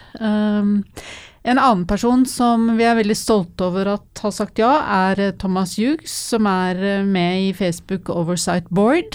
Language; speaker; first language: Norwegian; native; Norwegian